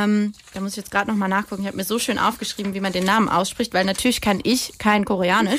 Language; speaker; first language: German; native; German